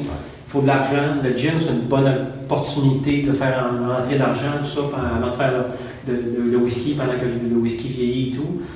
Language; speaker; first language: French; native; French